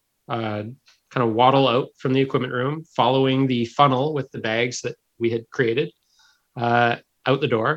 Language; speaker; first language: English; native; English